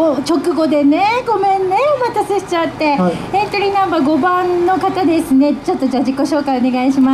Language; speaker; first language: Japanese; native; Japanese